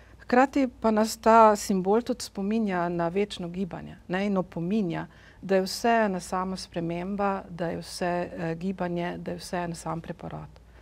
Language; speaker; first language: Slovenian; native; Slovenian